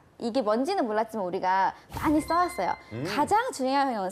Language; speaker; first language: Korean; native; Korean